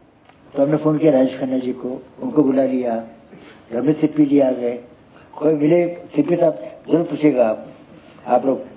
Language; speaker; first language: Hindi; native; Hindi